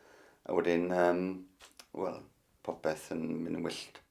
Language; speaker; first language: Welsh; non-native, learner; English